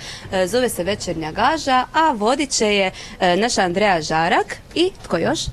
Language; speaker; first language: Croatian; native; Croatian